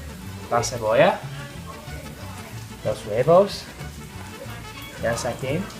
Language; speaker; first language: Spanish; non-native, learner; English